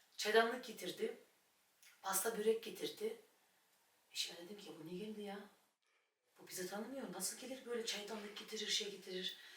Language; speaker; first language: Turkish; non-native, fluent; Russian